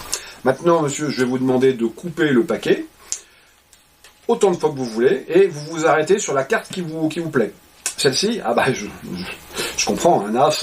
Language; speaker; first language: French; native; French